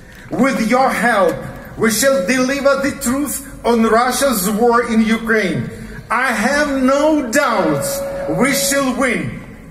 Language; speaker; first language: English; non-native, fluent; Ukrainian